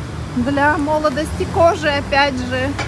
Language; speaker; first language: Russian; native; Russian